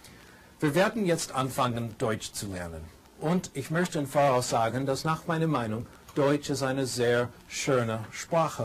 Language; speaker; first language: German; non-native, fluent; English